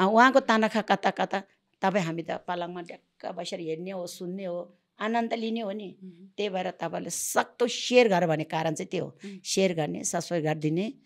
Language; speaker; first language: Nepali; non-native, local second language; Sherpa